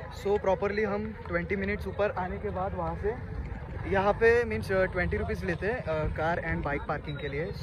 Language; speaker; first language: Hindi; non-native, local second language; Marathi